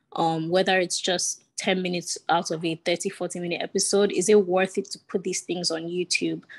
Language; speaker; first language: English; non-native, local second language; Yoruba